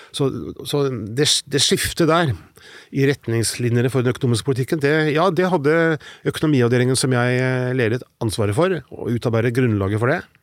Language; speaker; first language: Norwegian; native; Norwegian